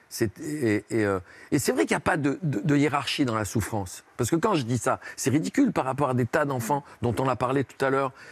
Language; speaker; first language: French; early bilingual, heritage; French